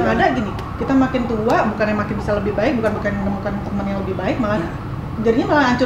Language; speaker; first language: Indonesian; native; Indonesian